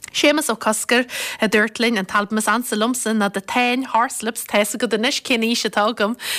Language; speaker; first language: Irish; native; Irish